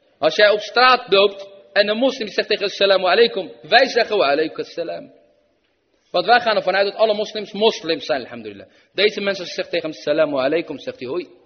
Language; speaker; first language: Dutch; early bilingual, other home language; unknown